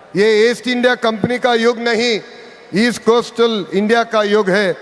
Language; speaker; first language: Hindi; non-native, local second language; Telugu